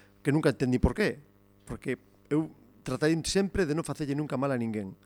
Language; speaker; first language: Galician; non-native, local second language; Spanish